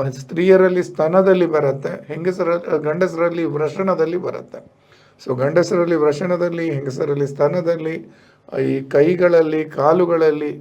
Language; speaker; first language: Kannada; native; Kannada